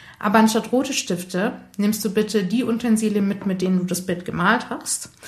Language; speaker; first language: German; early bilingual, other home language; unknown